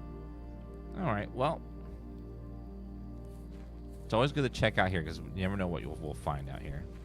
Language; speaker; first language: English; native; English